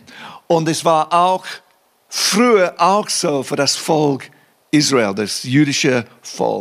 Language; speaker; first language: German; non-native, fluent; English